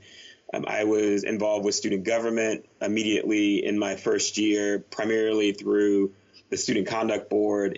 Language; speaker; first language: English; native; English